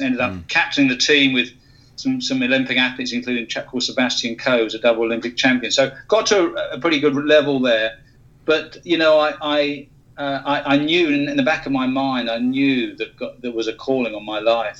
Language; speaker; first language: English; native; English